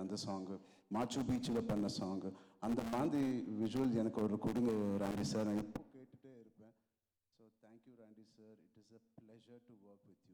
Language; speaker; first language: Tamil; non-native, local second language; Telugu